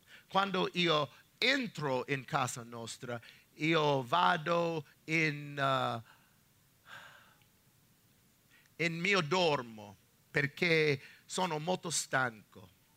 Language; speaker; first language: Italian; non-native, learner; English